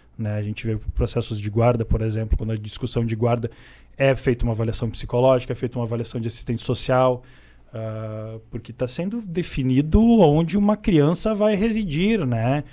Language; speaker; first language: Portuguese; native; Portuguese